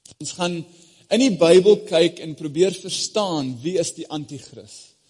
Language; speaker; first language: Afrikaans; non-native, fluent; English